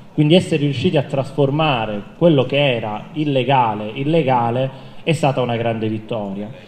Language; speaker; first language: Italian; native; Italian